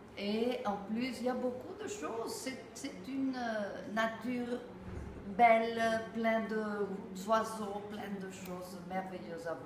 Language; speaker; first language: French; non-native, fluent; Spanish